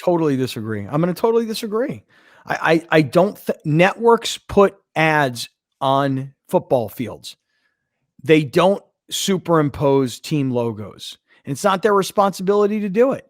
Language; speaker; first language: English; native; English